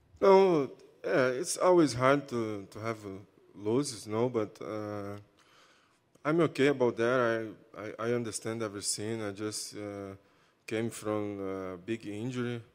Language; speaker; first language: English; non-native, learner; Portuguese